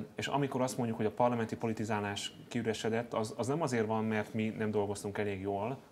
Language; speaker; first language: Hungarian; native; Hungarian